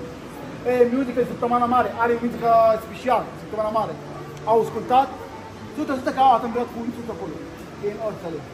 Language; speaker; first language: Romanian; non-native, learner; Arabic